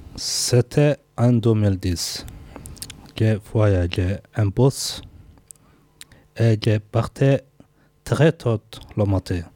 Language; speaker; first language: French; non-native, learner; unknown